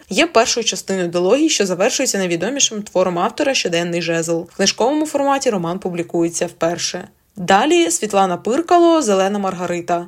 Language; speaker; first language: Ukrainian; native; Ukrainian